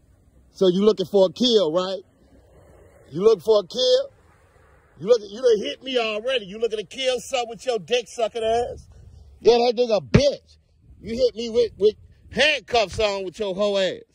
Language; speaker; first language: English; native; English